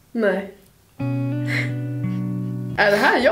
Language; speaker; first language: Swedish; native; Swedish